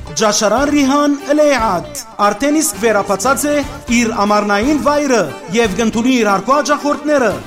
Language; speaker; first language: Armenian; native; Armenian